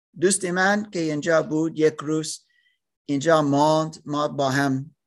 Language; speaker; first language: Persian; non-native, learner; English